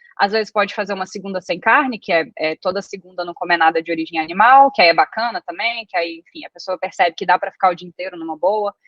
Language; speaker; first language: Portuguese; early bilingual, other home language; Italian